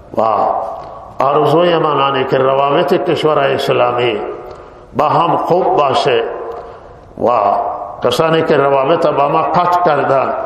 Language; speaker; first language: Persian; non-native, local second language; Baluchi